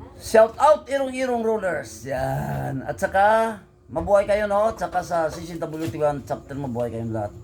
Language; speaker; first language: Filipino; native; Filipino